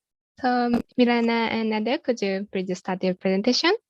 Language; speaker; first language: English; non-native, fluent; Japanese